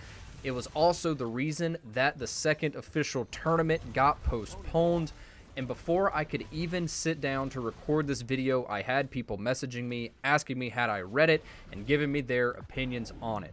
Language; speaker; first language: English; native; English